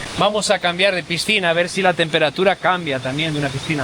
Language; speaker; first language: Spanish; native; Spanish